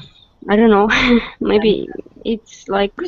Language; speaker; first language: English; non-native, learner; Russian